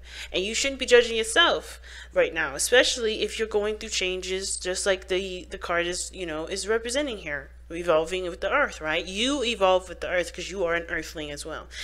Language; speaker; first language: English; native; English